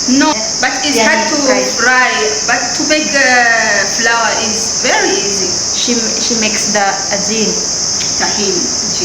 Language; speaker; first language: English; non-native, learner; Cebuano